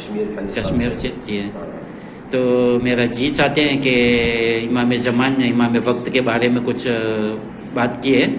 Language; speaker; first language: Hindi; non-native, learner; Gujarati